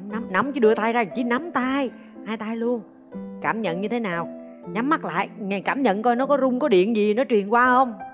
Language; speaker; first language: Vietnamese; native; Vietnamese